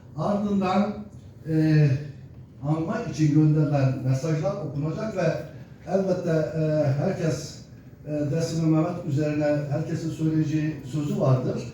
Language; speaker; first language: Turkish; non-native, local second language; Zaza